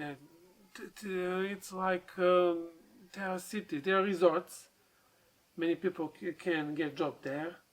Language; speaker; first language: English; non-native, learner; Serbian